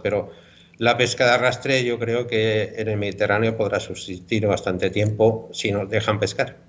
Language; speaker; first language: Spanish; native; Spanish